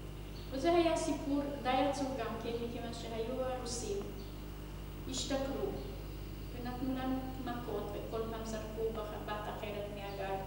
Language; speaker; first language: Hebrew; non-native, fluent; Hungarian